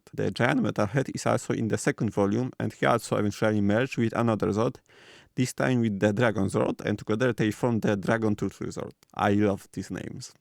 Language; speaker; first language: English; non-native, fluent; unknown